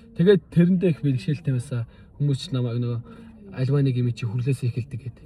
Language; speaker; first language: Mongolian; native; Mongolian